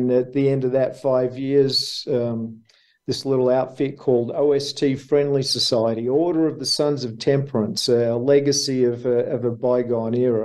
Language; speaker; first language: English; native; English